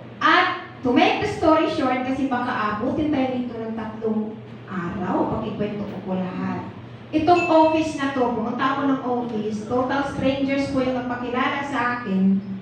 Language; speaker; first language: Filipino; non-native, local second language; Cebuano